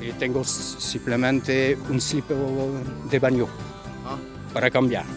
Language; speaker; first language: Spanish; non-native, learner; French